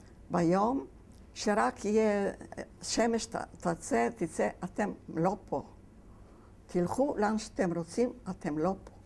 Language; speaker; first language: Hebrew; non-native, fluent; Yiddish